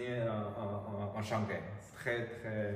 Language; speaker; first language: French; non-native, learner; Chinese